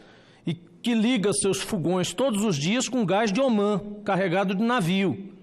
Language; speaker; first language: Portuguese; native; Portuguese